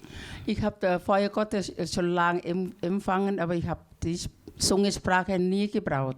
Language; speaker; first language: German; non-native, learner; Thai